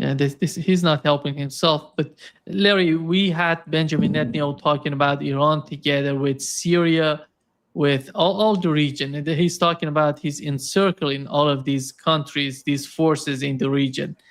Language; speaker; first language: English; non-native, fluent; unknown